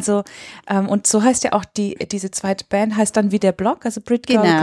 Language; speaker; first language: German; native; German